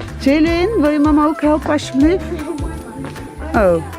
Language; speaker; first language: Dutch; early bilingual, other home language; Turkish